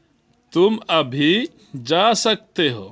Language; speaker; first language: Hindi; non-native, learner; Bangla